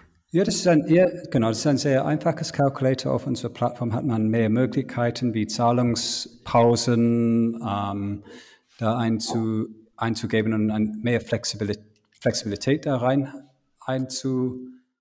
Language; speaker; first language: German; non-native, fluent; English